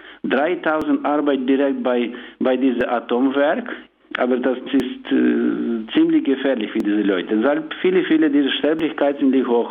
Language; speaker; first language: German; non-native, learner; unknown